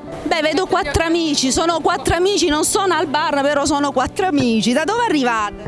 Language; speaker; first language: Italian; native; Italian